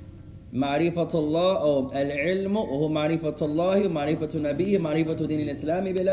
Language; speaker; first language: Arabic; non-native, fluent; English